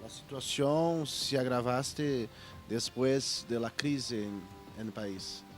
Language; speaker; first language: Spanish; non-native, learner; Portuguese